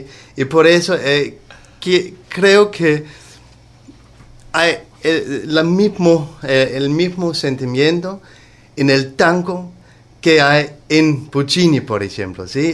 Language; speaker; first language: Spanish; non-native, learner; Danish